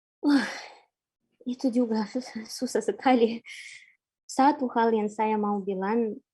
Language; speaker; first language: Indonesian; non-native, fluent; Ukrainian